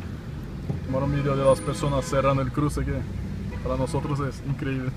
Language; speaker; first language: Spanish; non-native, learner; Portuguese